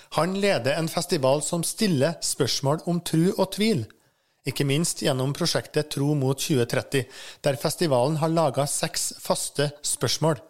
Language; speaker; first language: Norwegian; native; Norwegian